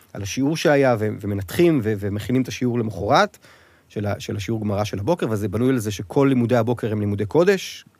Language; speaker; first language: Hebrew; native; Hebrew